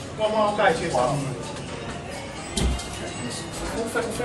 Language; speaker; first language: Portuguese; non-native, learner; Haitian Creole